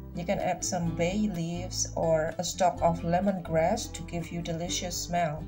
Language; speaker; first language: English; non-native, fluent; Indonesian